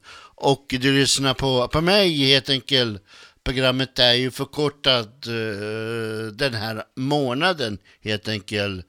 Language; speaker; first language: Swedish; native; Swedish